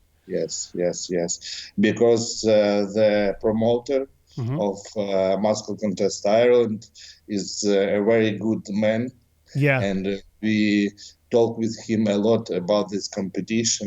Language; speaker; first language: English; non-native, learner; Ukrainian